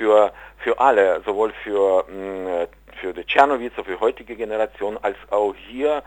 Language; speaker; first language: German; non-native, fluent; Ukrainian